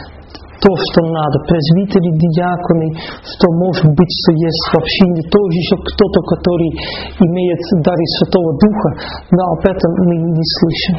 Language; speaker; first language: Russian; non-native, fluent; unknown